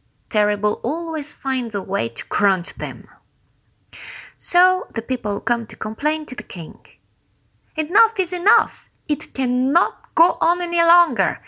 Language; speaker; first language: English; non-native, fluent; French